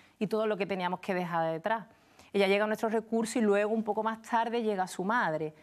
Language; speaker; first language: Spanish; native; Spanish